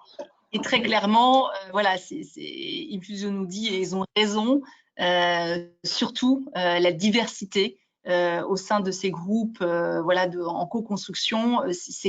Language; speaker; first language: French; native; French